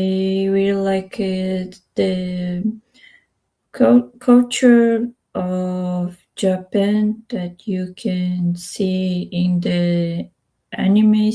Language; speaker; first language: English; non-native, learner; Spanish